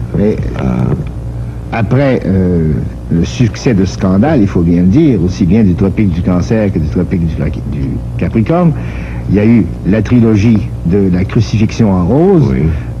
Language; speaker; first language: French; native; French